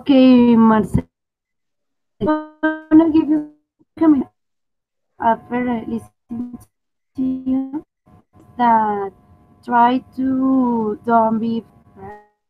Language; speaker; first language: English; non-native, fluent; Spanish